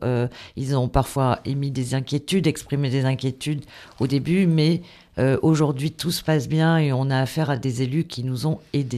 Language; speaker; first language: French; native; French